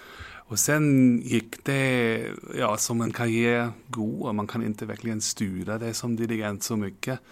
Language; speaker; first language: Swedish; non-native, fluent; German